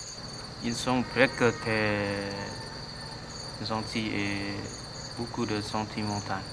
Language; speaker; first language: French; non-native, learner; Vietnamese